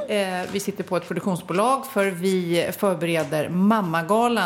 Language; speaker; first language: Swedish; native; Swedish